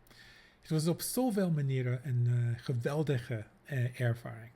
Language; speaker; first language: Dutch; non-native, fluent; English